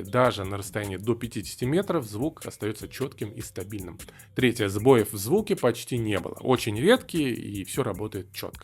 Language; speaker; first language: Russian; native; Russian